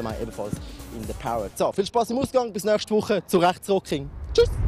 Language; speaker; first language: German; native; German